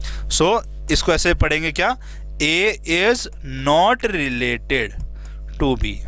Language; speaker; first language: Hindi; native; Hindi